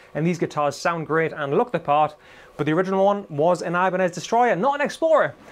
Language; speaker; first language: English; native; English